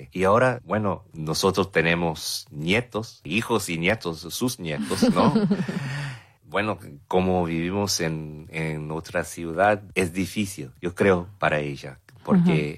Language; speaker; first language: Spanish; non-native, fluent; English